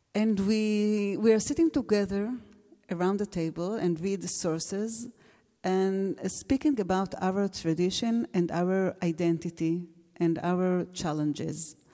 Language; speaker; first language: English; non-native, fluent; Hebrew